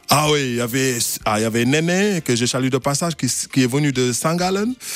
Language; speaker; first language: French; non-native, local second language; Wolof